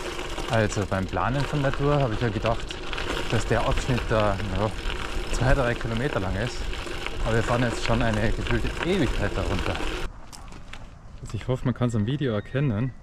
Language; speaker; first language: German; native; German